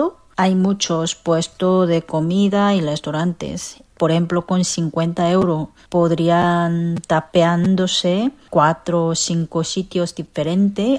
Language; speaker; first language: Spanish; non-native, fluent; Korean